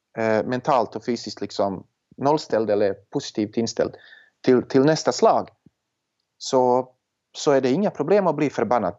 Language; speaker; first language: Swedish; non-native, fluent; Serbian